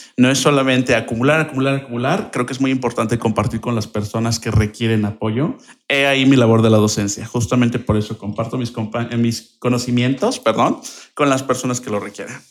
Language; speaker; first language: Spanish; native; Spanish